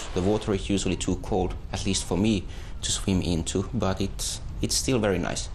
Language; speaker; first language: English; non-native, fluent; Finnish